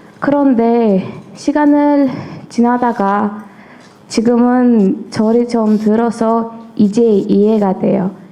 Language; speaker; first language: Korean; non-native, learner; Uzbek